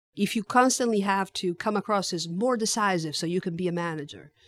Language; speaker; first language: English; non-native, fluent; Italian